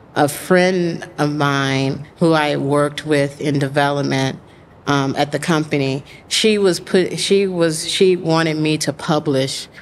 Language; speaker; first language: English; native; English